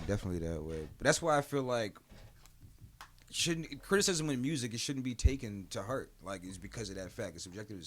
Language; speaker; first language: English; native; English